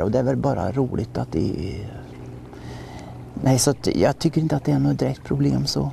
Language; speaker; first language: Swedish; native; Swedish